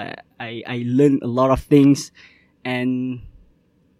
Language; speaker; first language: English; non-native, local second language; Malay